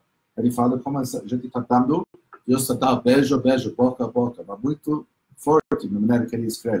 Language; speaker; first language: Portuguese; non-native, fluent; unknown